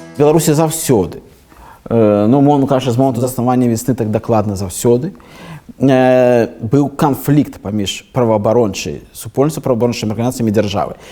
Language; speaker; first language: Belarusian; non-native, local second language; Russian